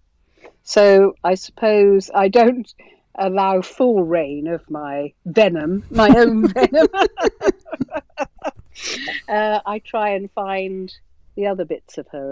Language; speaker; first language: English; native; English